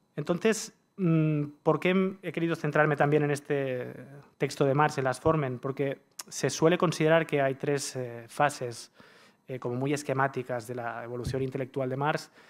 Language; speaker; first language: Spanish; native; Spanish